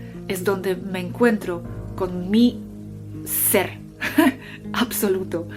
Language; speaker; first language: Spanish; non-native, fluent; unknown